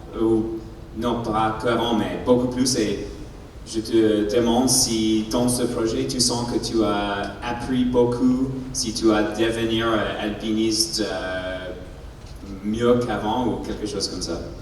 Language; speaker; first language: French; non-native, learner; English